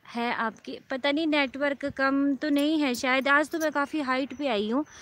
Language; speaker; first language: Hindi; native; Hindi